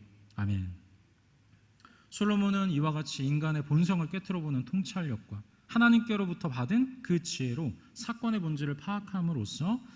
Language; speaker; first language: Korean; native; Korean